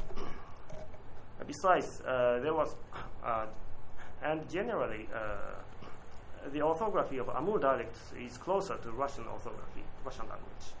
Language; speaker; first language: English; non-native, learner; Japanese